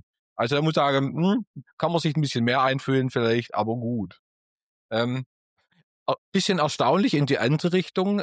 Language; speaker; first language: German; native; German